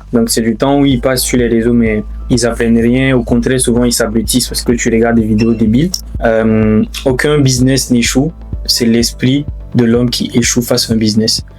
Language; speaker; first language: French; non-native, local second language; Fula